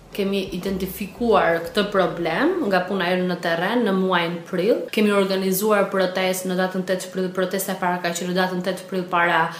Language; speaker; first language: Albanian; non-native, local second language; Romany